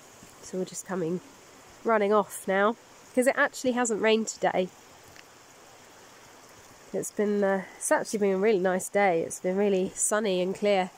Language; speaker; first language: English; native; English